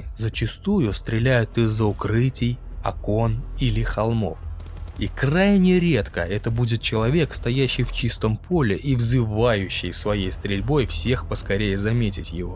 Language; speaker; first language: Russian; native; Russian